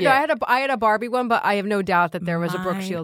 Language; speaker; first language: English; native; English